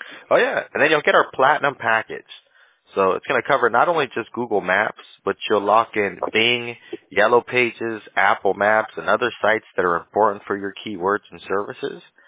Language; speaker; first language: English; early bilingual, other home language; Spanish